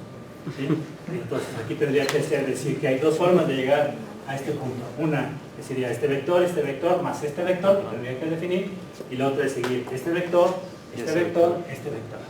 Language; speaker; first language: Spanish; native; Spanish